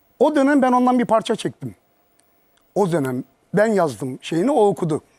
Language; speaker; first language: Turkish; early bilingual, heritage; Turkish